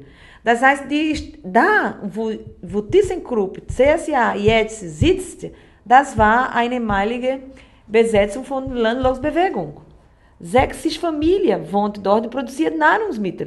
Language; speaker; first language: German; non-native, learner; Portuguese